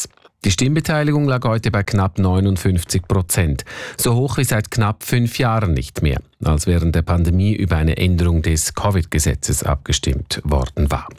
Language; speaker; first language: German; native; German